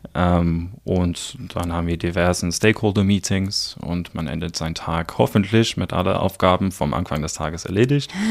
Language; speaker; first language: German; non-native, fluent; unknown